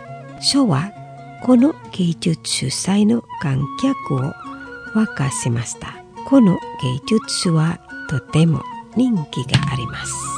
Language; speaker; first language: Japanese; non-native, fluent; Indonesian